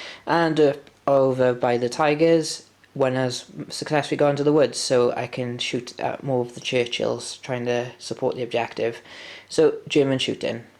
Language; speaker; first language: English; native; English